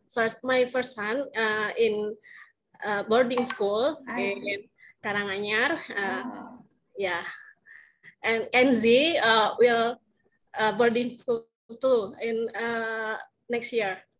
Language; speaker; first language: English; non-native, learner; Indonesian